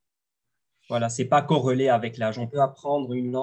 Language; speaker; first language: French; non-native, local second language; Arabic